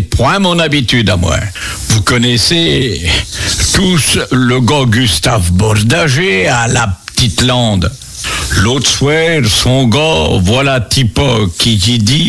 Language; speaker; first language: French; native; French